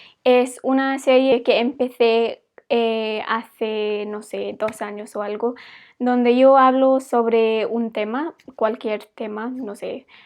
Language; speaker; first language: Spanish; non-native, fluent; English